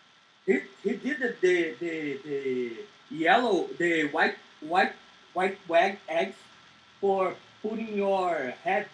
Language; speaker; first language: English; non-native, learner; Portuguese